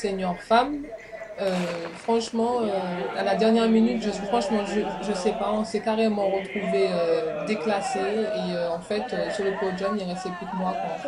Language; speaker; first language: French; native; French